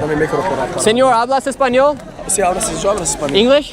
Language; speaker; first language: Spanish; non-native, learner; English